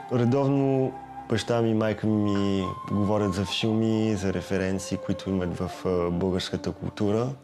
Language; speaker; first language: Bulgarian; early bilingual, heritage; Bulgarian